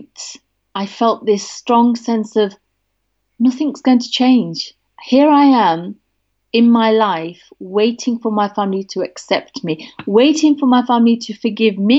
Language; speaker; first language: English; native; English